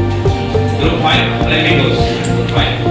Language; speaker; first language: English; non-native, fluent; Indonesian